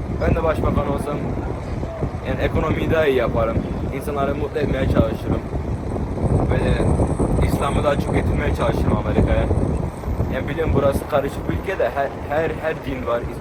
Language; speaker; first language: Turkish; early bilingual, heritage; Turkish